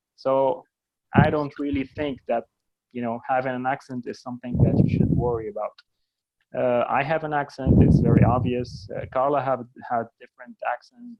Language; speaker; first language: English; non-native, fluent; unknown